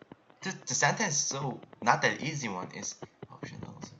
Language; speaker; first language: English; non-native, learner; Korean